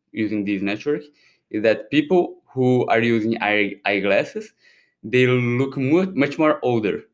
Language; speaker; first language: English; non-native, fluent; Portuguese